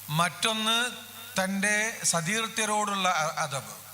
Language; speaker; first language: Malayalam; native; Malayalam